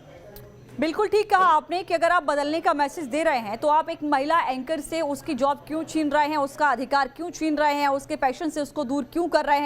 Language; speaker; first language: Hindi; native; Hindi